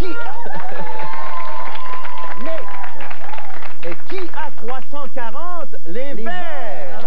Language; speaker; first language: French; native; French